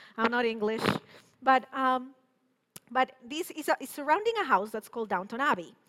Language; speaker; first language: English; non-native, fluent; Spanish